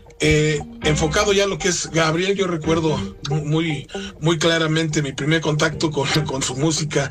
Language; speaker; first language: Spanish; native; Spanish